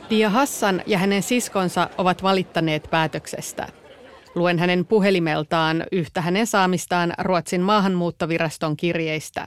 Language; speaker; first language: Finnish; native; Finnish